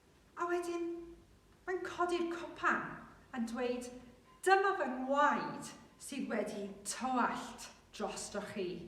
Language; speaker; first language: Welsh; non-native, local second language; English